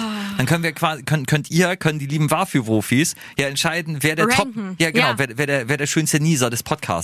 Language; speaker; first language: German; native; German